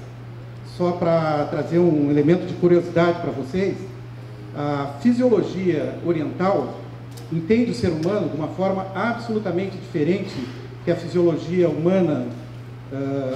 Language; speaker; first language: Portuguese; native; Portuguese